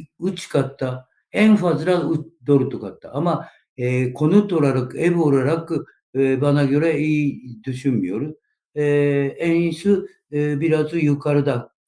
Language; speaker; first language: Turkish; non-native, learner; Japanese